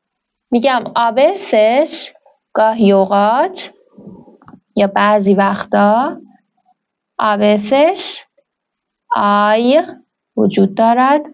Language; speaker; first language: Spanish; non-native, fluent; Persian